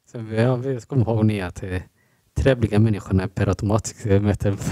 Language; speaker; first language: Swedish; non-native, learner; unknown